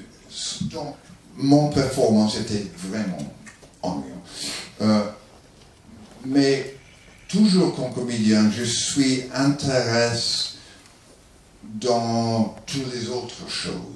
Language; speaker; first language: French; non-native, learner; English